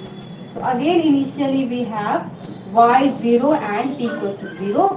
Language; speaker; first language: English; non-native, local second language; Hindi